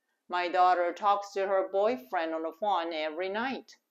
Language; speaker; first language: English; non-native, fluent; Japanese